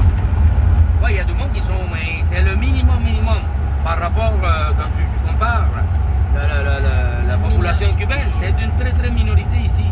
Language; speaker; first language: French; native; French